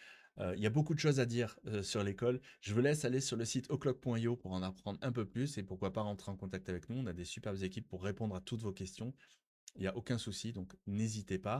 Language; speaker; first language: French; native; French